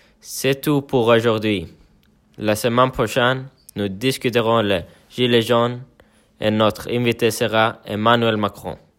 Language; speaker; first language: French; non-native, learner; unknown